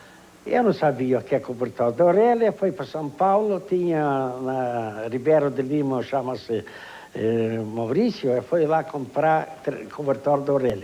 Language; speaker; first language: Portuguese; non-native, fluent; Polish